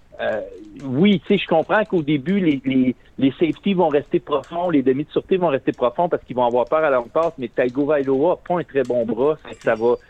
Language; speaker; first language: French; native; French